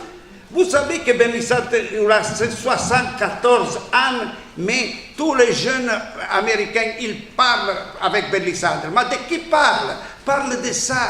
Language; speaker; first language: French; non-native, fluent; Italian